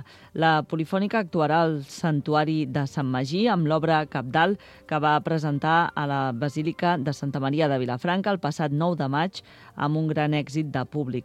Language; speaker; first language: Catalan; native; Catalan